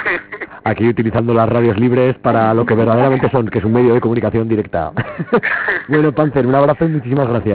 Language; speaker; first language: Spanish; native; Spanish